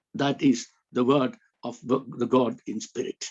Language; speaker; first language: English; non-native, local second language; Malayalam